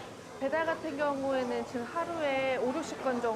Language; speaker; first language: Korean; native; Korean